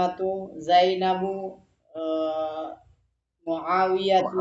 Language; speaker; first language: Arabic; non-native, fluent; Indonesian